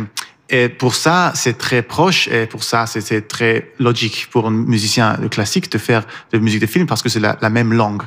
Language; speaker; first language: French; non-native, learner; Persian